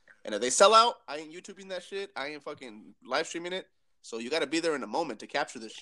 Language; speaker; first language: English; early bilingual, other home language; Spanish